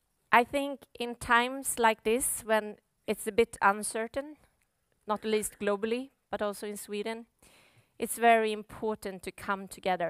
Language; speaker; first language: English; non-native, fluent; Swedish